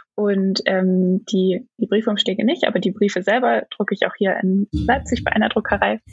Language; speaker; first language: German; native; German